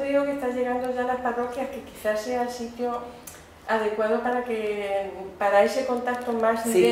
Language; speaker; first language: Spanish; native; Spanish